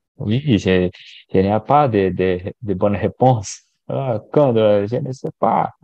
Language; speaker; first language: French; non-native, learner; Portuguese